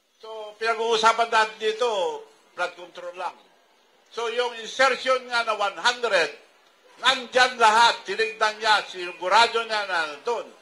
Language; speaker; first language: Filipino; non-native, local second language; Iloko